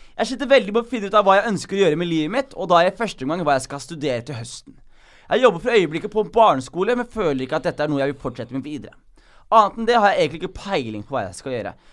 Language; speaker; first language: Norwegian; early bilingual, other home language; Somali